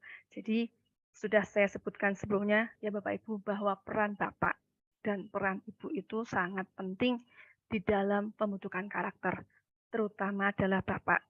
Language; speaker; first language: Malay; native; Malay